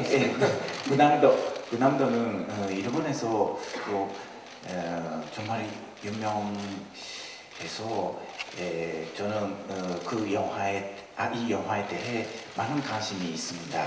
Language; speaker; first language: Korean; non-native, fluent; Japanese